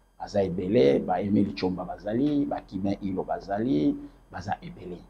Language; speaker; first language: Lingala; native; Lingala